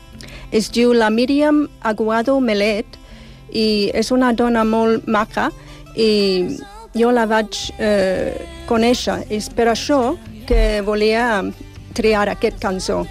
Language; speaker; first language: Catalan; non-native, fluent; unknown